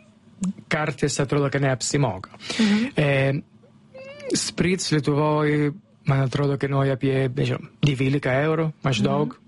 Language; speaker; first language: Lithuanian; non-native, fluent; Italian